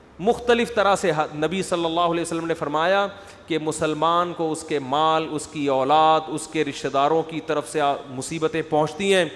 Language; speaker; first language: Urdu; native; Urdu